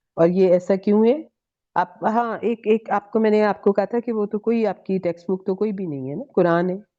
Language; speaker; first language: Urdu; native; Urdu